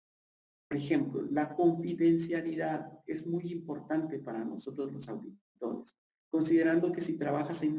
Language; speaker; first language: Spanish; native; Spanish